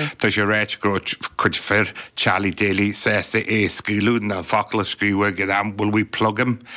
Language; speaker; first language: Irish; native; Irish